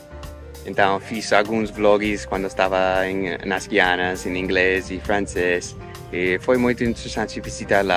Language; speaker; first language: Portuguese; non-native, fluent; English